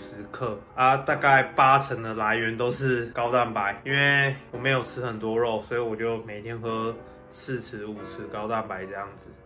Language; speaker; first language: Chinese; native; Chinese